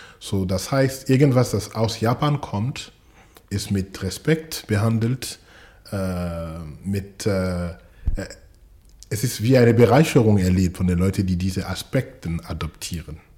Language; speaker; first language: German; non-native, fluent; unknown